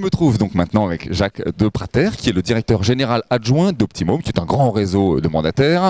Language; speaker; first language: French; native; French